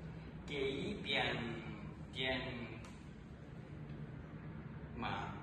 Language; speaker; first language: Chinese; non-native, learner; Indonesian